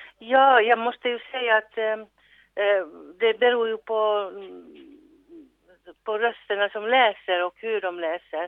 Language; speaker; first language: Swedish; non-native, local second language; Finnish